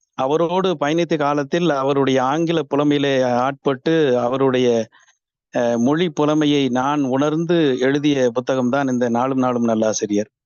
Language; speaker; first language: Tamil; native; Tamil